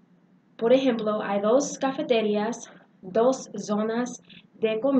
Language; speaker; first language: Spanish; non-native, learner; English